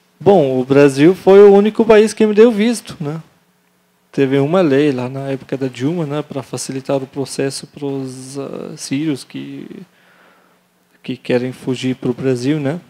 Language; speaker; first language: Portuguese; non-native, learner; Arabic